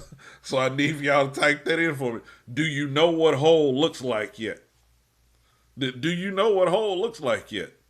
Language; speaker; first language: English; native; English